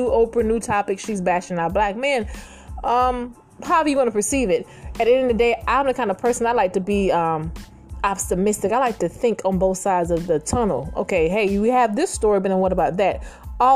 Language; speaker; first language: English; native; English